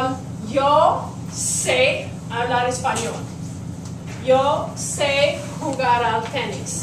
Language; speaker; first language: Spanish; non-native, fluent; English